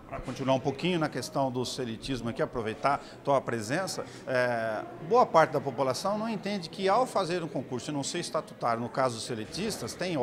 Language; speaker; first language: Portuguese; native; Portuguese